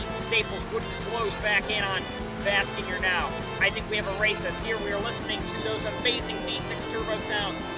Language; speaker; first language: English; native; English